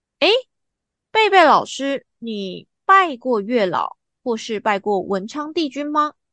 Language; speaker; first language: Chinese; native; Chinese